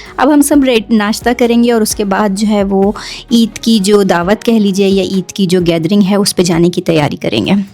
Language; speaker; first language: Urdu; native; Urdu